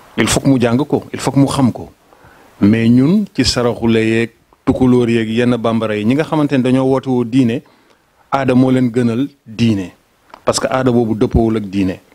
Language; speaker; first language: Wolof; non-native, local second language; Soninke